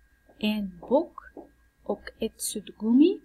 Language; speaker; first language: Swedish; non-native, fluent; Pashto